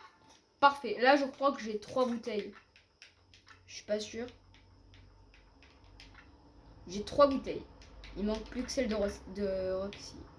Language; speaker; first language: French; native; French